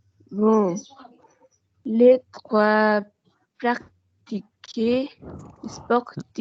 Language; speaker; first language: French; non-native, learner; Spanish